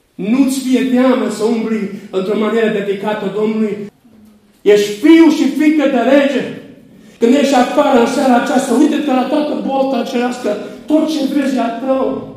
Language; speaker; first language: Romanian; native; Romanian